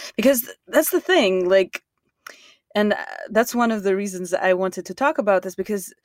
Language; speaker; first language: English; non-native, fluent; Russian